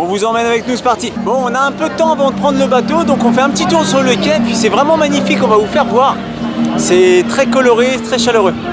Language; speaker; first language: French; native; French